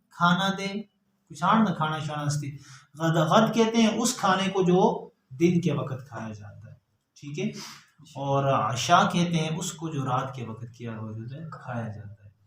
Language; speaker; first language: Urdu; non-native, local second language; Northern Hindko